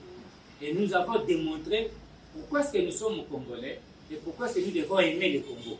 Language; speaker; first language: French; non-native, local second language; Lingala